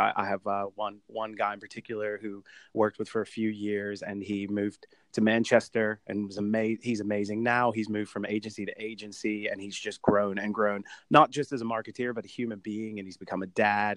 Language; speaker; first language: English; native; English